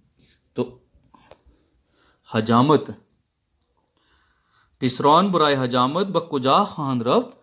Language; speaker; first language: Persian; non-native, fluent; Urdu